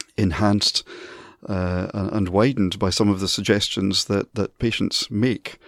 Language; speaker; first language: English; native; English